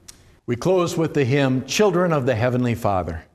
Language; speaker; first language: English; native; English